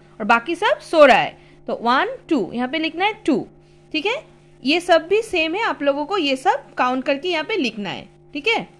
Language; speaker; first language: Hindi; non-native, local second language; Bangla